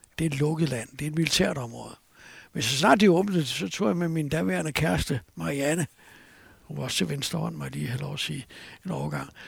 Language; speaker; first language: Danish; native; Danish